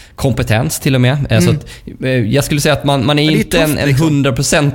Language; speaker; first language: Swedish; native; Swedish